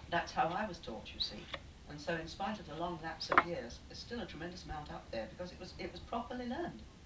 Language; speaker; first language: English; native; English